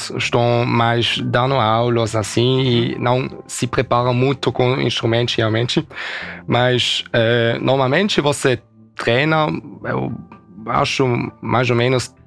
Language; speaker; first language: Portuguese; early bilingual, heritage; German